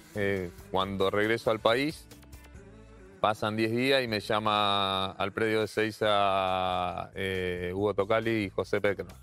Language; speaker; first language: Spanish; native; Spanish